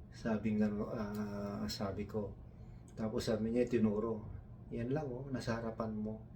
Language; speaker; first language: Filipino; non-native, local second language; Iloko